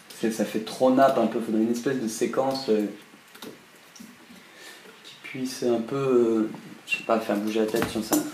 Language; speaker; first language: French; native; French